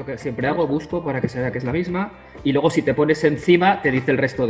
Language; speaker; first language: Spanish; native; Spanish